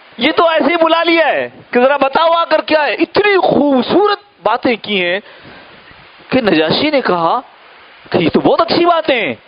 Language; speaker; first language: Urdu; native; Urdu